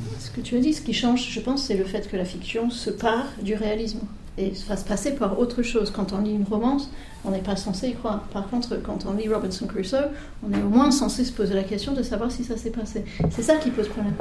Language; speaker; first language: French; native; French